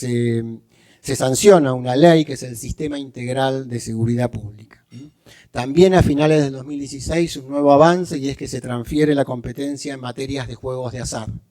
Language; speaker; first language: Spanish; native; Spanish